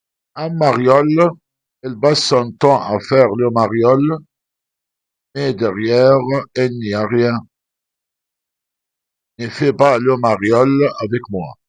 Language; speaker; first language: French; non-native, fluent; Arabic